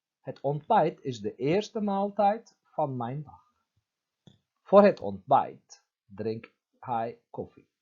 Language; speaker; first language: Dutch; non-native, fluent; Turkish